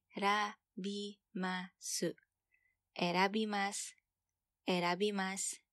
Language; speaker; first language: Japanese; non-native, fluent; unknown